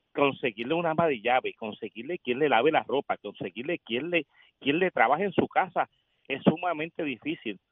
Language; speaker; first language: Spanish; native; Spanish